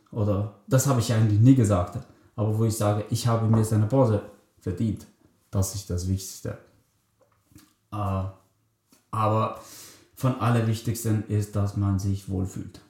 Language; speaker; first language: German; early bilingual, other home language; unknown